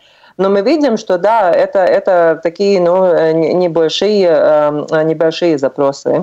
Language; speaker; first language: Russian; non-native, local second language; Latvian